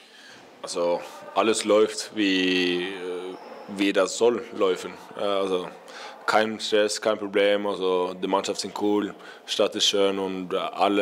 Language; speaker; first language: German; non-native, learner; Norwegian